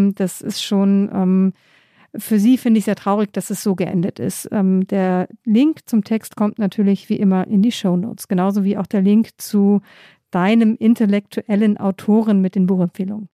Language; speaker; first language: German; native; German